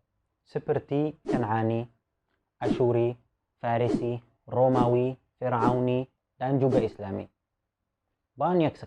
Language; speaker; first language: Indonesian; non-native, fluent; Arabic